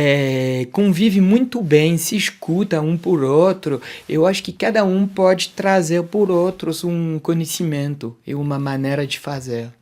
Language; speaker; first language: Portuguese; non-native, fluent; French